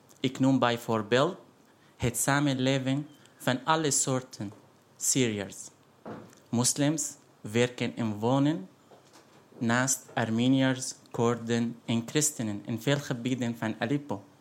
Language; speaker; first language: Dutch; non-native, fluent; Arabic